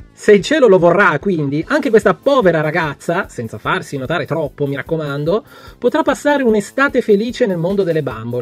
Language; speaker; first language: Italian; native; Italian